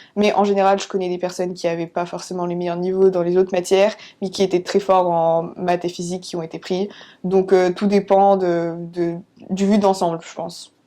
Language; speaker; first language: French; early bilingual, other home language; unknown